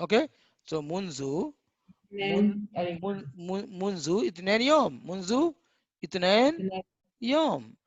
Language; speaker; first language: Arabic; non-native, fluent; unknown